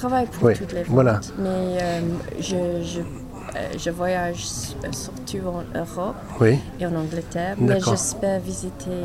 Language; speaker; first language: French; non-native, learner; English